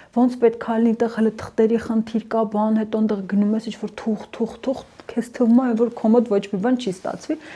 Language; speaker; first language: Armenian; early bilingual, heritage; Armenian